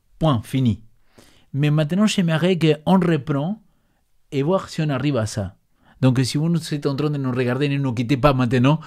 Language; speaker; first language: French; non-native, fluent; Spanish